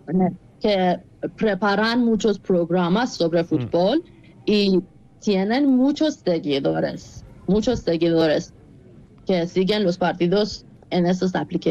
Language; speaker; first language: Spanish; non-native, fluent; Persian